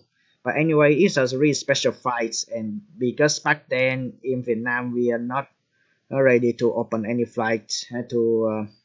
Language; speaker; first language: English; non-native, fluent; Vietnamese